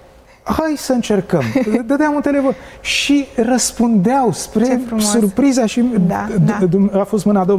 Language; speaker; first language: Romanian; native; Romanian